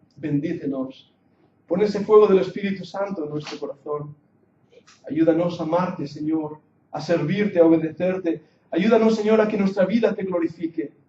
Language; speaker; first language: Spanish; non-native, fluent; English